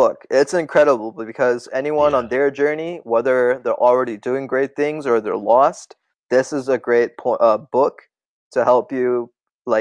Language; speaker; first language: English; non-native, fluent; Tamil